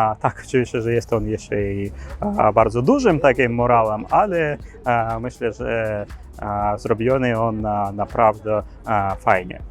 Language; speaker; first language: Polish; non-native, learner; Ukrainian